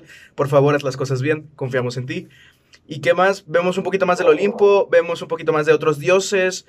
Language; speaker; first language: Spanish; native; Spanish